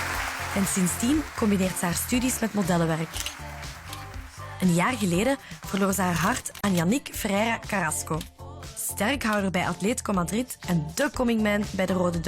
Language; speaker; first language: Dutch; native; Dutch